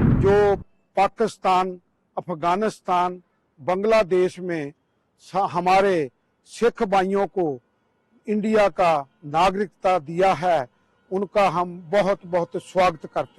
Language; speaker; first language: Hindi; non-native, local second language; Punjabi